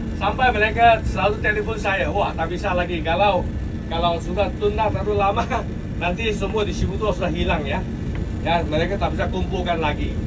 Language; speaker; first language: Malay; non-native, local second language; Chinese